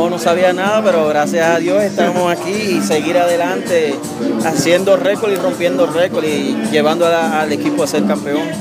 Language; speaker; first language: Spanish; native; Spanish